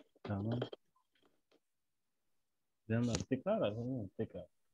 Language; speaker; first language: Turkish; non-native, learner; French